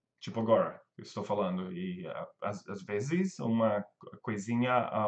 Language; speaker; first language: Portuguese; native; Portuguese